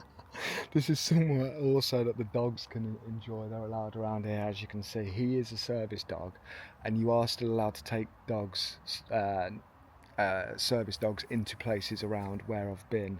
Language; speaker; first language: English; native; English